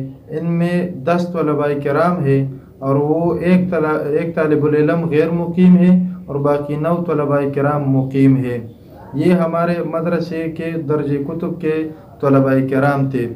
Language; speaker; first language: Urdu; non-native, local second language; Pashto